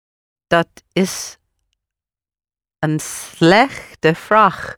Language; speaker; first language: Dutch; non-native, learner; English